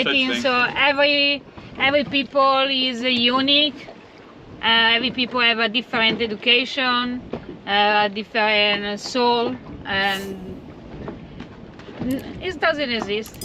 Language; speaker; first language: English; non-native, learner; Spanish